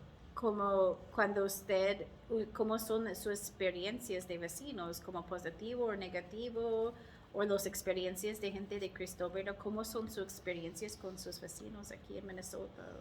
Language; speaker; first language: Spanish; non-native, learner; English